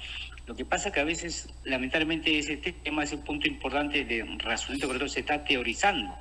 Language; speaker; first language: Spanish; native; Spanish